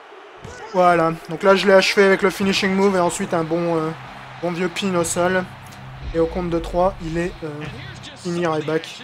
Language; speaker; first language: French; native; French